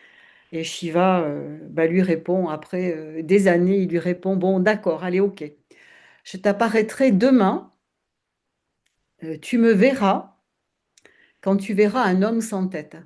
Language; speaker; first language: French; native; French